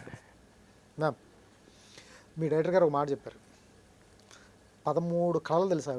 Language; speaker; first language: Telugu; native; Telugu